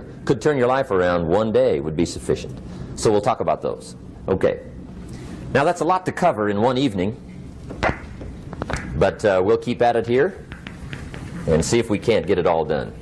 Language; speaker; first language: English; native; English